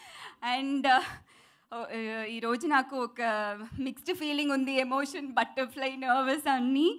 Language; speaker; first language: Telugu; non-native, learner; Tamil